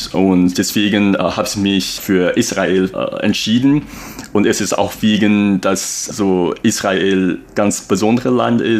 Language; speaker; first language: German; non-native, fluent; Chinese